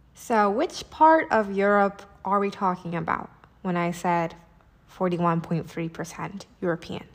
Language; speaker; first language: English; early bilingual, other home language; Japanese